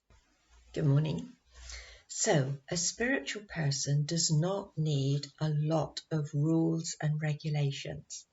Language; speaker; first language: English; native; English